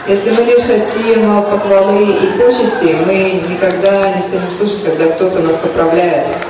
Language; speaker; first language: Russian; native; Russian